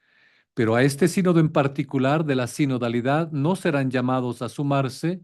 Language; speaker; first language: Spanish; native; Spanish